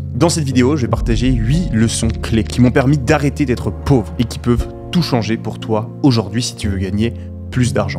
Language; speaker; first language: French; native; French